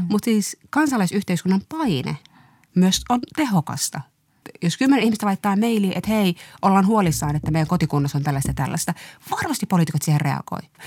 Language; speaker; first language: Finnish; early bilingual, other home language; Somali